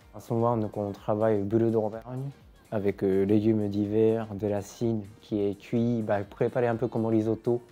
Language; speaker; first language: French; non-native, fluent; Japanese